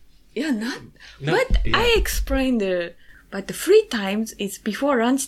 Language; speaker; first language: English; non-native, learner; Japanese